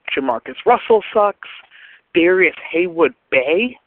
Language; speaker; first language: English; native; English